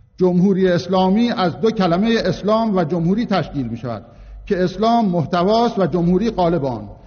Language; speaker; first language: Persian; non-native, local second language; Azerbaijani